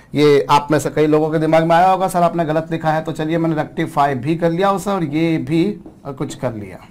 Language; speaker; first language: Hindi; native; Hindi